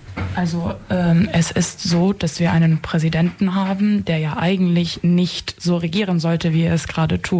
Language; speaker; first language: German; early bilingual, other home language; Serbian